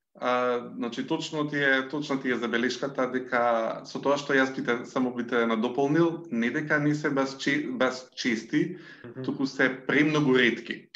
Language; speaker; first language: Macedonian; native; Macedonian